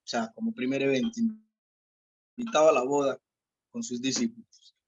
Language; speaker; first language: Spanish; native; Spanish